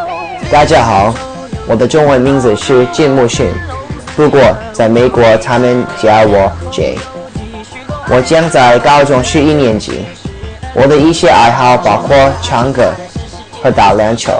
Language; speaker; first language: Chinese; non-native, learner; English